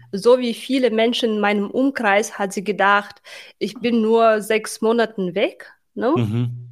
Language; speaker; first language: German; non-native, fluent; Russian